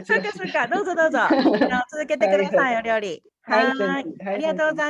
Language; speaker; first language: Japanese; non-native, fluent; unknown